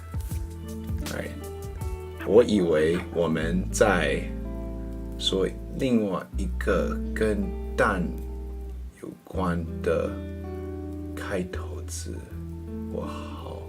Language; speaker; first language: Chinese; non-native, learner; English